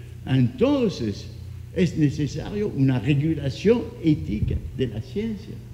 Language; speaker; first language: Spanish; non-native, fluent; French